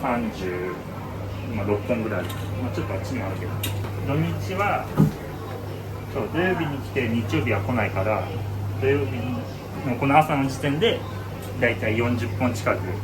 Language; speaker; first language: Japanese; native; Japanese